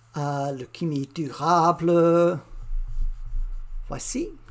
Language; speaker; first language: French; non-native, learner; English